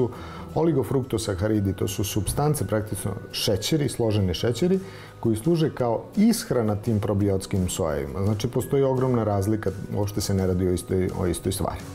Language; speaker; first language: Serbian; native; Serbian